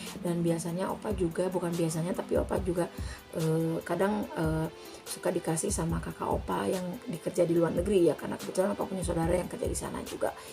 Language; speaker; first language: Indonesian; native; Indonesian